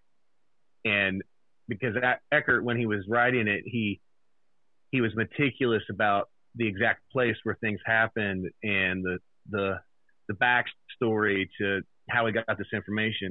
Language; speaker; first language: English; native; English